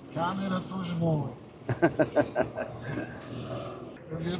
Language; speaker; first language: Russian; non-native, local second language; Uzbek